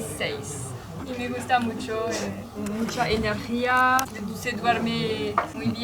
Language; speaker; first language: Spanish; non-native, fluent; French